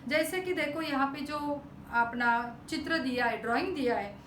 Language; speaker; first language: Hindi; non-native, local second language; Marathi